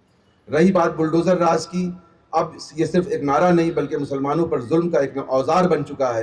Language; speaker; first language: Hindi; native; Hindi